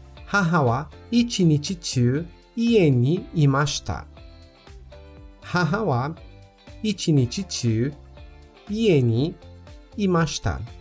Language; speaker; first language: Japanese; non-native, learner; Portuguese